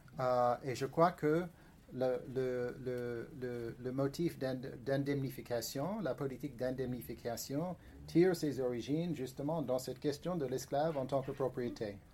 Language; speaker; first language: French; non-native, fluent; English